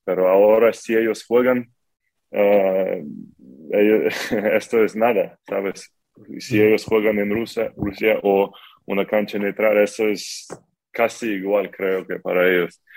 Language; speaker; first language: Spanish; non-native, fluent; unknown